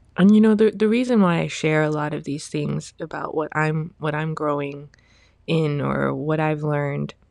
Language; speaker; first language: English; early bilingual, other home language; Chinese